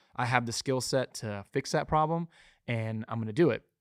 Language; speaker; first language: English; native; English